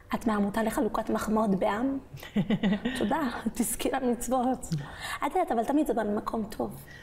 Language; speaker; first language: Hebrew; early bilingual, other home language; French